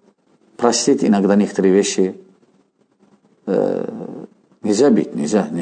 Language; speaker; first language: Russian; non-native, fluent; Azerbaijani